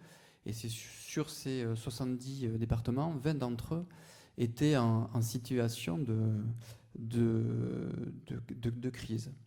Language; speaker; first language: French; native; French